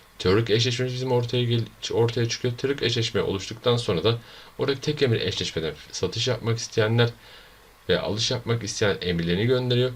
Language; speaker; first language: Turkish; native; Turkish